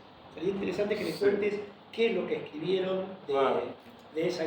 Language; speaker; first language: Spanish; native; Spanish